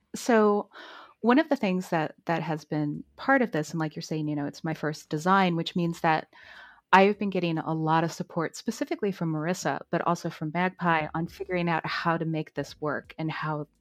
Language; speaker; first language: English; native; English